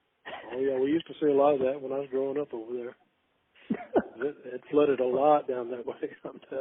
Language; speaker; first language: English; native; English